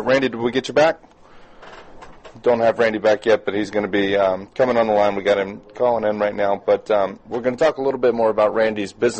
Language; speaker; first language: English; native; English